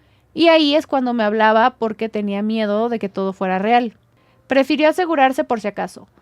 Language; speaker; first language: Spanish; native; Spanish